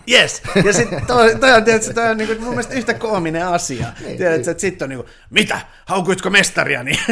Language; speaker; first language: Finnish; early bilingual, other home language; Persian